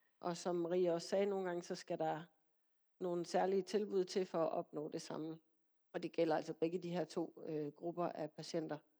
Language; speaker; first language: Danish; native; Danish